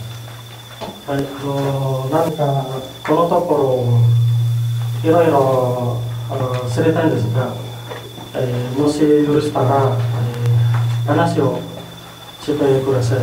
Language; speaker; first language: Japanese; non-native, learner; Indonesian